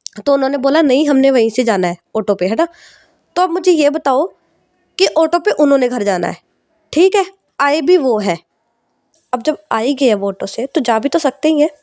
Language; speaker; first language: Hindi; non-native, local second language; Punjabi